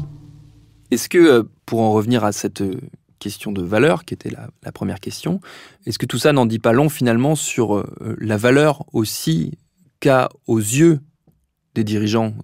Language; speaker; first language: French; native; French